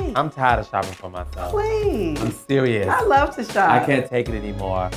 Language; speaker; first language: English; native; English